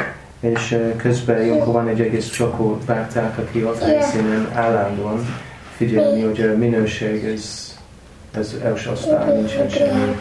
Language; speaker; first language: Hungarian; non-native, learner; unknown